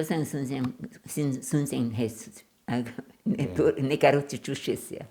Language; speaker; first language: Korean; non-native, learner; German